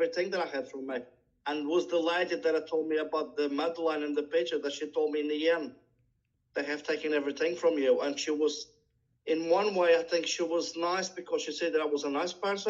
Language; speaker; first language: English; non-native, learner; Portuguese